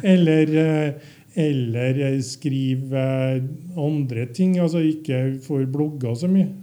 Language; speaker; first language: Norwegian; native; Norwegian